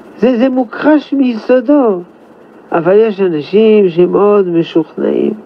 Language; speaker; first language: Hebrew; non-native, fluent; French